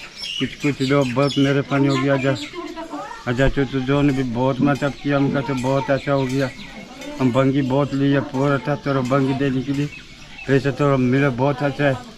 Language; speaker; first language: Hindi; non-native, learner; Tibetan